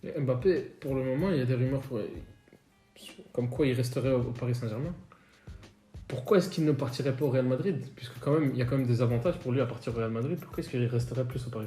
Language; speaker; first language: French; native; French